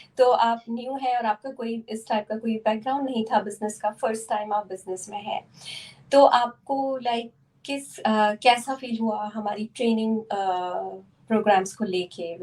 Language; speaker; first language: Urdu; native; Urdu